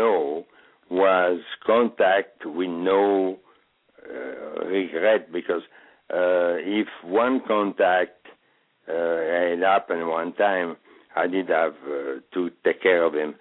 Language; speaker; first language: English; non-native, fluent; French